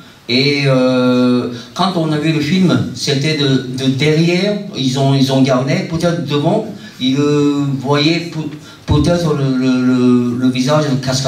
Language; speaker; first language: French; non-native, fluent; Japanese